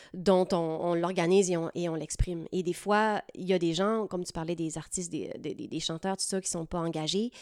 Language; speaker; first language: French; native; French